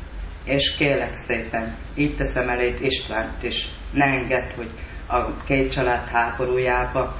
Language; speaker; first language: Hungarian; native; Hungarian